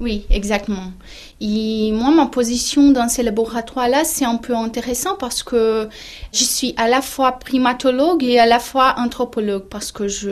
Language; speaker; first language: French; non-native, fluent; Portuguese